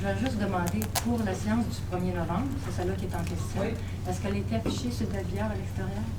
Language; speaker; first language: French; native; French